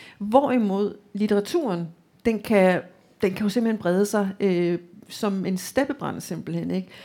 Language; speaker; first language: Danish; native; Danish